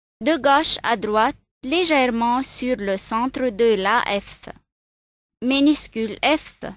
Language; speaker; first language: French; non-native, fluent; Arabic